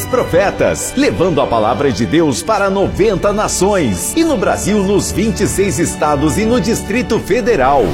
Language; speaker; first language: Portuguese; native; Portuguese